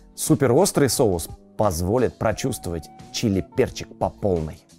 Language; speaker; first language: Russian; native; Russian